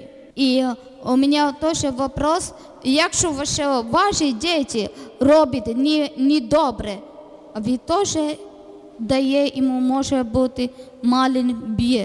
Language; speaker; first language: Ukrainian; non-native, learner; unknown